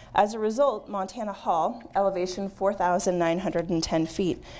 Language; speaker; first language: English; native; English